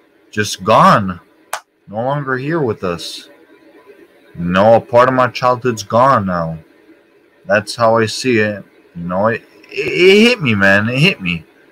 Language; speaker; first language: English; native; English